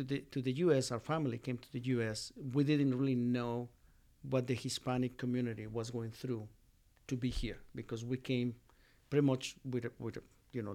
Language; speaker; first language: English; non-native, fluent; Spanish